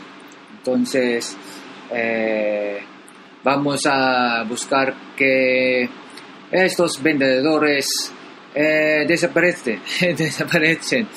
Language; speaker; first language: Spanish; non-native, learner; Filipino